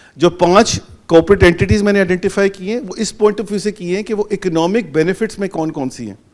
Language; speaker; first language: Urdu; non-native, local second language; Punjabi